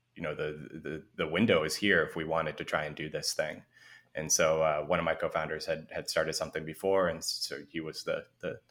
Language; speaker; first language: English; native; English